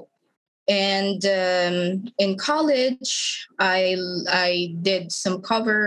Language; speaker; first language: English; non-native, local second language; Filipino